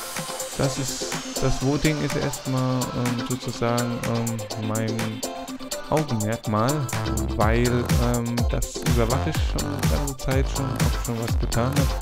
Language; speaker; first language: German; native; German